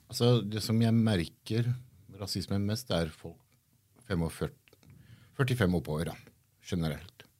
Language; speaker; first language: Norwegian; early bilingual, other home language; Kurdish